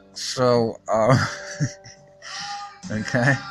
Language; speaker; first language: English; native; English